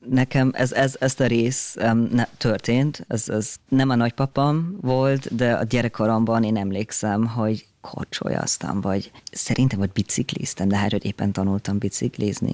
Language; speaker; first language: Hungarian; non-native, fluent; German